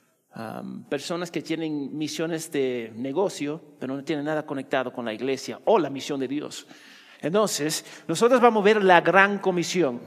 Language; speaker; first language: Spanish; early bilingual, heritage; Spanish